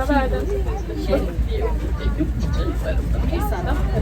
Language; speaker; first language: Swedish; native; Swedish